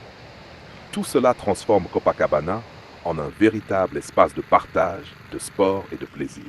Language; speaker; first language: French; native; French